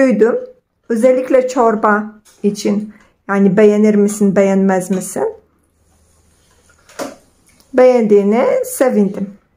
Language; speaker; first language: Turkish; non-native, fluent; Polish